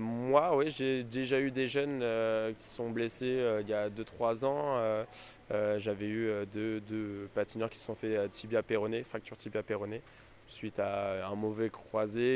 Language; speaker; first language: French; native; French